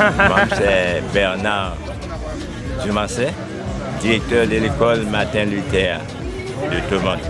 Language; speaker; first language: French; non-native, local second language; Haitian Creole